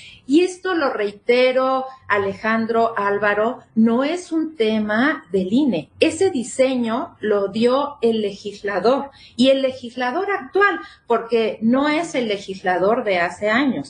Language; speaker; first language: Spanish; native; Spanish